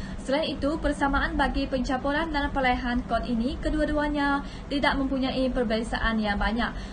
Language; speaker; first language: Malay; non-native, local second language; Iban